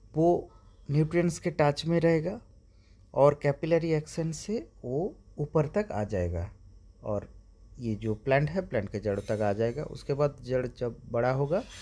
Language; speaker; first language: Hindi; non-native, local second language; Bangla